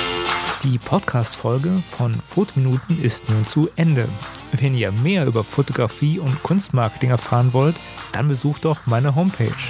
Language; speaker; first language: German; native; German